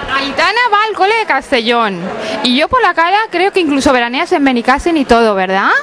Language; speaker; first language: Spanish; native; Spanish